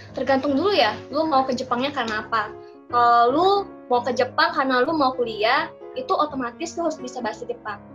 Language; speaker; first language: Indonesian; native; Indonesian